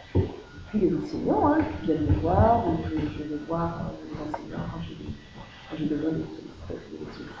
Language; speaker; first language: French; native; French